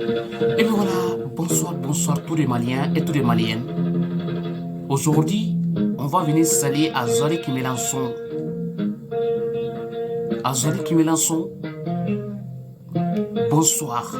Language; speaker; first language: French; non-native, local second language; Soninke